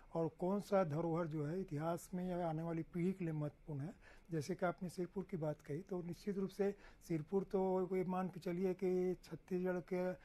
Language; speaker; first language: Hindi; native; Hindi